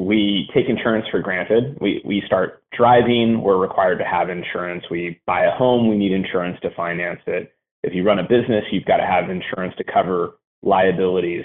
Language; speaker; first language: English; native; English